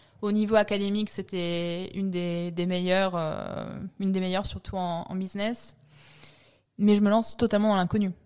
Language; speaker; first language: French; early bilingual, other home language; Italian